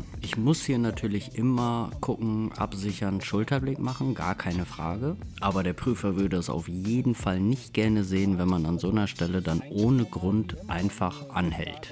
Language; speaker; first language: German; native; German